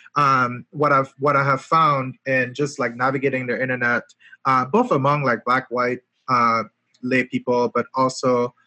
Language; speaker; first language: English; non-native, local second language; French